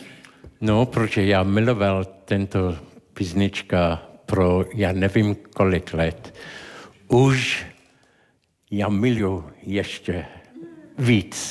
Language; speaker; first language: Czech; non-native, learner; English